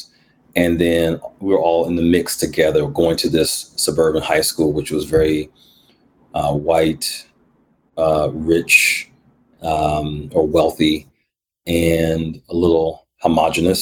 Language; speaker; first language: English; native; English